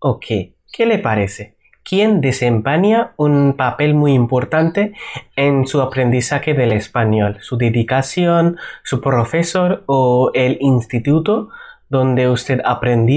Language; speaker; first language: Spanish; non-native, learner; Bangla